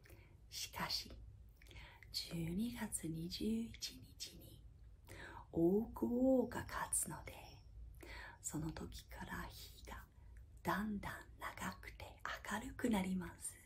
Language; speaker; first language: Japanese; non-native, fluent; English